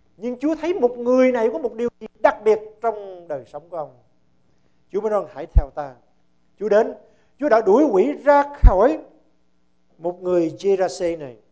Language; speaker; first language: Vietnamese; early bilingual, heritage; Vietnamese